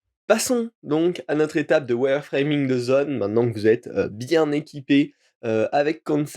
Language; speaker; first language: French; native; French